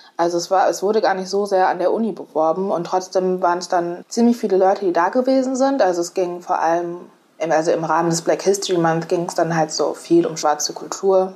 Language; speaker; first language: German; native; German